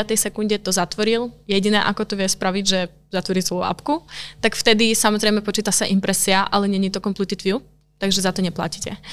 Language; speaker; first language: Slovak; non-native, local second language; Hungarian